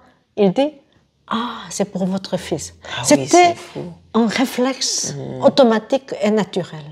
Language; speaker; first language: French; non-native, fluent; Korean